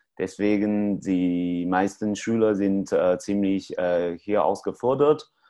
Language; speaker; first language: German; non-native, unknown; Chinese